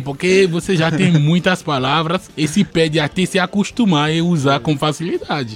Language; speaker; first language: Portuguese; non-native, fluent; Fon